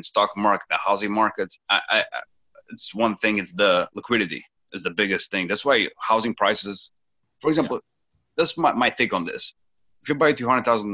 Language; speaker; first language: English; non-native, fluent; Portuguese